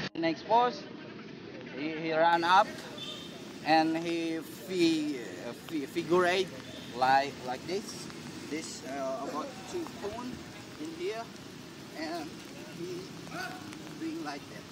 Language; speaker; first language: English; non-native, learner; Indonesian